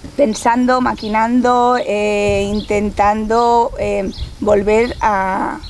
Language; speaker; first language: Spanish; native; Spanish